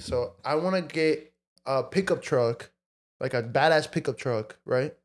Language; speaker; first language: English; early bilingual, other home language; Spanish